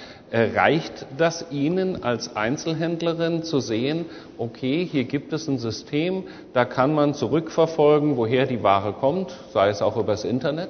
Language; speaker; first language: German; native; German